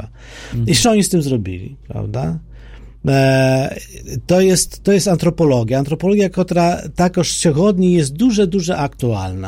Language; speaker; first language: Polish; non-native, fluent; Ukrainian